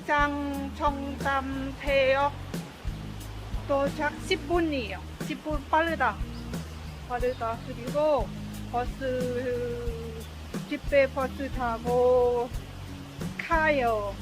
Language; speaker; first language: Korean; non-native, learner; Vietnamese